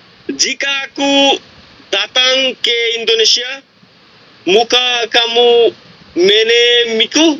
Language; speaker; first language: Indonesian; non-native, learner; Bangla